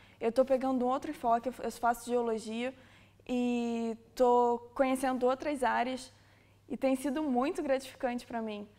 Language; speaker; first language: Portuguese; native; Portuguese